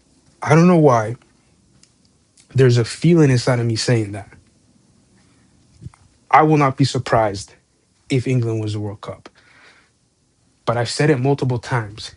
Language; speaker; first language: English; native; English